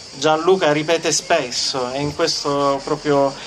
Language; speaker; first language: Italian; native; Italian